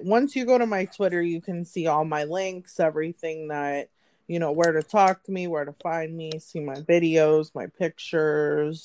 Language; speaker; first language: English; native; English